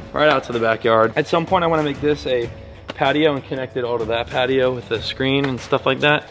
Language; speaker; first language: English; native; English